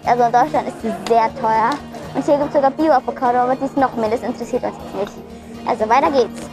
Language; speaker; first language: German; early bilingual, other home language; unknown